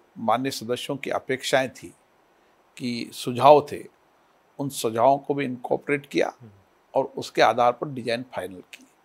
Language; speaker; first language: Hindi; native; Hindi